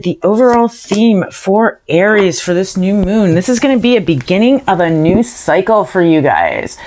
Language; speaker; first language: English; native; English